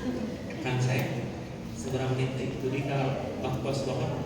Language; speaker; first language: Indonesian; non-native, local second language; Sundanese